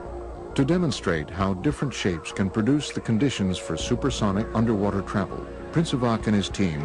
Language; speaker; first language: English; native; English